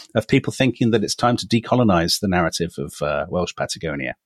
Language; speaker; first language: English; native; English